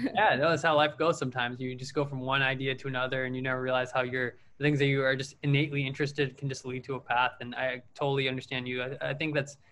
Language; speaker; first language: English; native; English